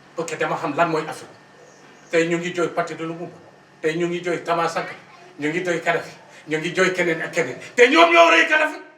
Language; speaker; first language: Wolof; non-native, local second language; Fula